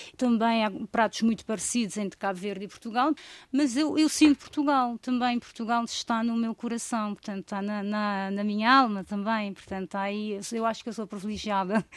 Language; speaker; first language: Portuguese; non-native, local second language; Kabuverdianu